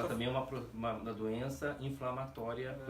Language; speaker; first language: Portuguese; native; Portuguese